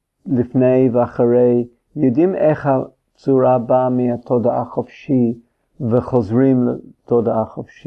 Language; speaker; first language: Hebrew; non-native, fluent; English